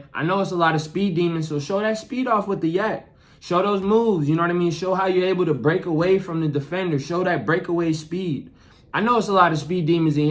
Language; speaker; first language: English; native; English